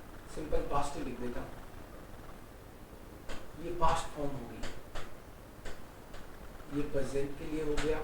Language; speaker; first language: Hindi; native; Hindi